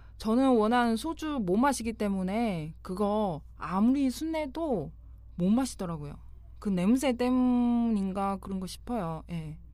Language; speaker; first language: Korean; non-native, fluent; Chinese